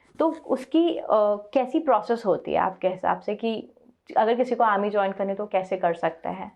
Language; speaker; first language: Hindi; native; Hindi